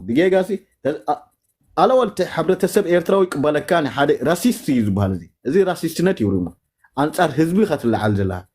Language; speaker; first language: Tigrinya; native; Tigrinya